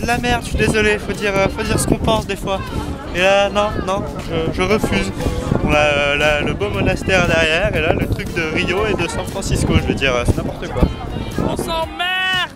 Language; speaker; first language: French; native; French